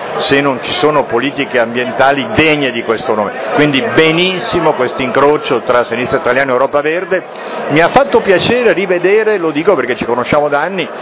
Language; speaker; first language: Italian; native; Italian